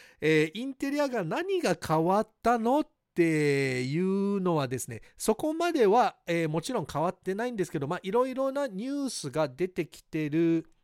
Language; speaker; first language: Japanese; early bilingual, heritage; Japanese